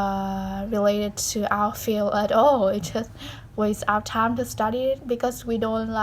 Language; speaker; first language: English; non-native, learner; Vietnamese